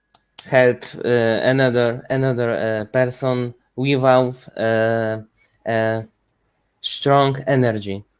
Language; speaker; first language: English; non-native, learner; Ukrainian